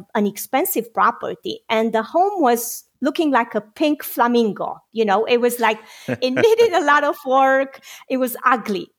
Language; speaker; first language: English; non-native, fluent; Romanian